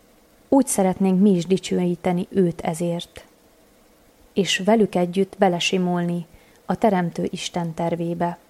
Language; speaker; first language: Hungarian; native; Hungarian